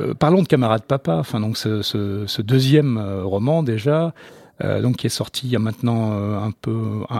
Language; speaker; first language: French; native; French